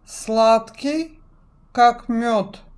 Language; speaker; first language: Russian; non-native, fluent; Turkish